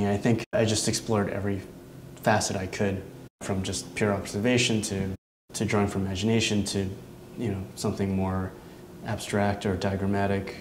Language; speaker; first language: English; native; English